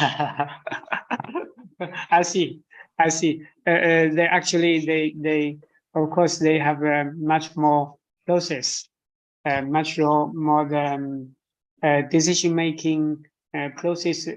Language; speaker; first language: English; non-native, fluent; Chinese